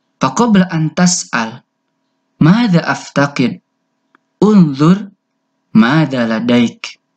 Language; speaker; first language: Arabic; non-native, fluent; Indonesian